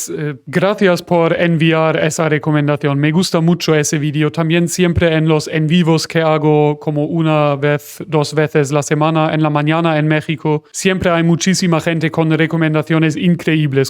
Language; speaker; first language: Spanish; non-native, fluent; German